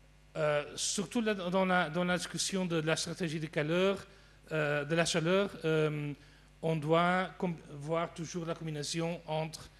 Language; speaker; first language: French; non-native, fluent; Portuguese